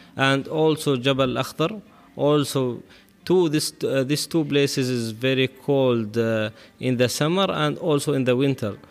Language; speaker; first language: English; non-native, learner; Arabic